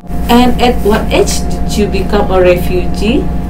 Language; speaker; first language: English; non-native, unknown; Indonesian